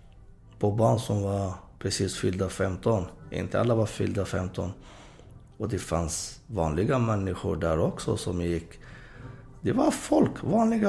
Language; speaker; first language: Swedish; non-native, fluent; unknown